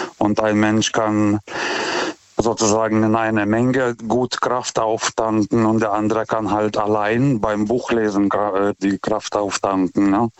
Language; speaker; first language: German; non-native, fluent; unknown